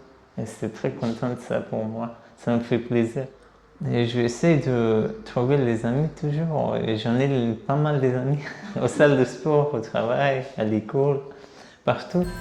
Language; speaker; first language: French; non-native, learner; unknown